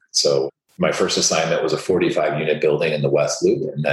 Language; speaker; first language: English; native; English